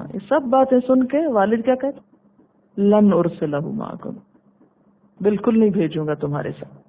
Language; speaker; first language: Urdu; native; Urdu